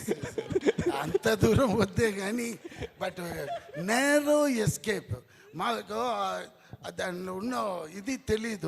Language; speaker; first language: Telugu; non-native, learner; Tamil